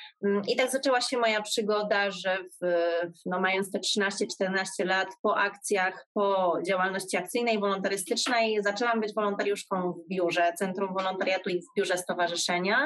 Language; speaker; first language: Polish; native; Polish